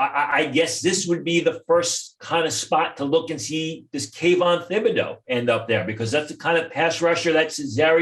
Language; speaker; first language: English; native; English